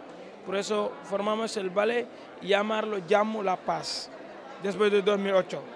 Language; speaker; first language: Spanish; non-native, learner; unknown